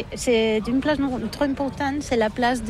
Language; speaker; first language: French; non-native, learner; Catalan